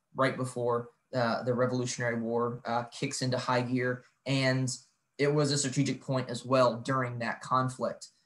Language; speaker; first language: English; native; English